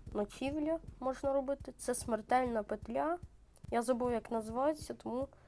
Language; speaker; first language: Ukrainian; non-native, local second language; Russian